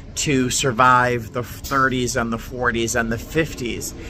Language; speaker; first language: English; native; English